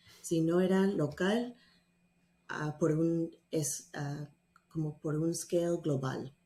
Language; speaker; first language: Spanish; non-native, fluent; English